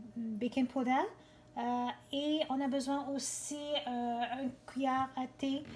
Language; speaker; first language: French; non-native, learner; Persian